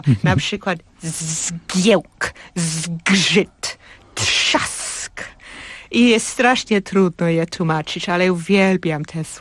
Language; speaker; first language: Polish; non-native, fluent; English